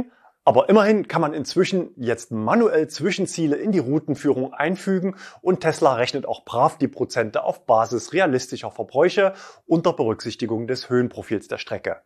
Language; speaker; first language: German; native; German